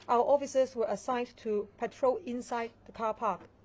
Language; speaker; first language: English; non-native, local second language; Chinese